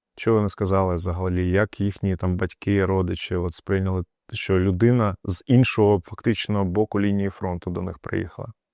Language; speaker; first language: Ukrainian; non-native, local second language; Russian